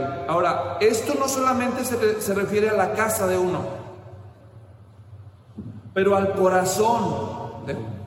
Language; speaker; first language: Spanish; native; Spanish